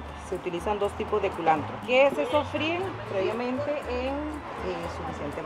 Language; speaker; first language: Spanish; native; Spanish